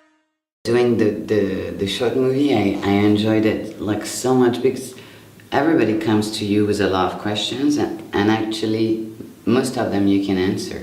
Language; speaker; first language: English; non-native, fluent; French